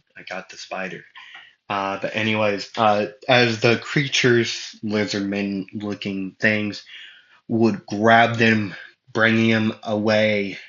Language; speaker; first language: English; native; English